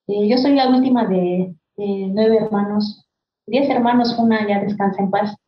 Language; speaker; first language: Spanish; non-native, local second language; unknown